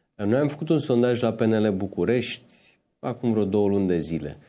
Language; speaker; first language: Romanian; native; Romanian